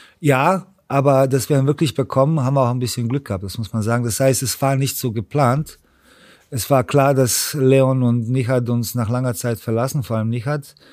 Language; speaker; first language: German; early bilingual, other home language; Serbian